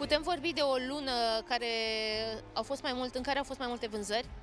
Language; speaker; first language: Romanian; native; Romanian